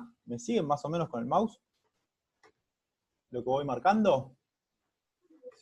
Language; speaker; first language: Spanish; native; Spanish